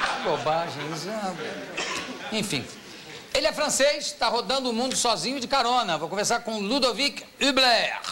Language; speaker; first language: Portuguese; native; Portuguese